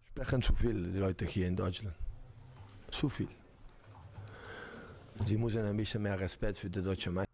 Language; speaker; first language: German; non-native, learner; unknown